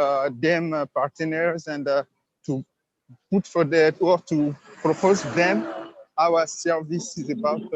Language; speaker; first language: English; non-native, learner; Swahili